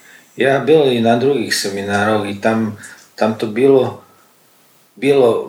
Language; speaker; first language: Russian; non-native, learner; Slovak